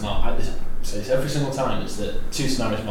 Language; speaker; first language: English; native; English